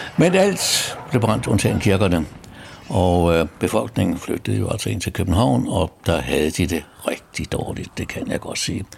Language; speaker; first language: Danish; native; Danish